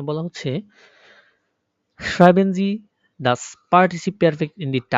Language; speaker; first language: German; non-native, fluent; Bangla